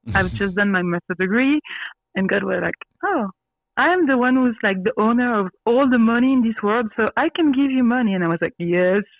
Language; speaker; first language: English; non-native, learner; French